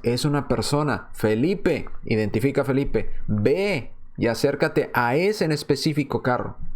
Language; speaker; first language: Spanish; native; Spanish